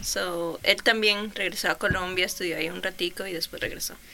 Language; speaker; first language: Spanish; early bilingual, heritage; Spanish